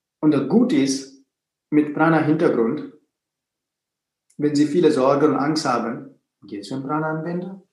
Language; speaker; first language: German; non-native, fluent; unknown